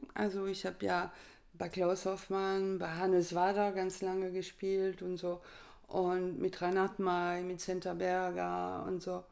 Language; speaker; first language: German; non-native, fluent; French